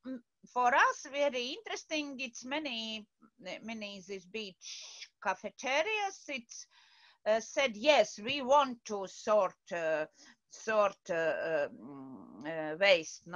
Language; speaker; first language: English; non-native, learner; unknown